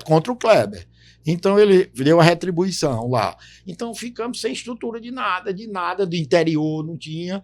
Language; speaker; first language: Portuguese; native; Portuguese